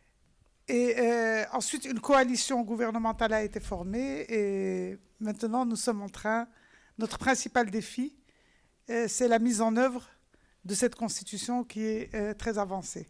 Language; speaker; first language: French; non-native, local second language; Arabic